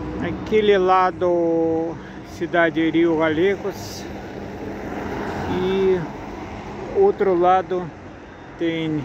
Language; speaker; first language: Portuguese; non-native, learner; Russian